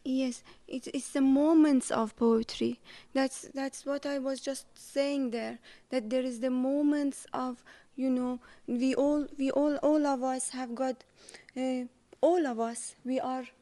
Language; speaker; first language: English; non-native, fluent; Persian